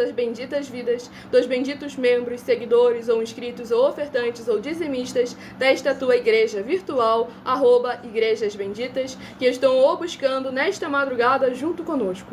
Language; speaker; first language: Portuguese; native; Portuguese